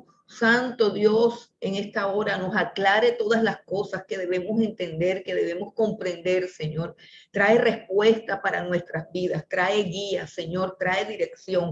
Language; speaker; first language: Spanish; native; Spanish